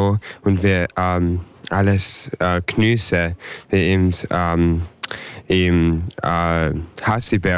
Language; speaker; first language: German; early bilingual, heritage; German